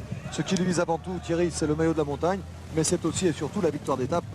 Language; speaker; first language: French; native; French